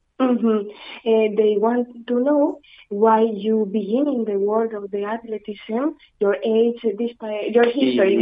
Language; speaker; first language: English; non-native, learner; Spanish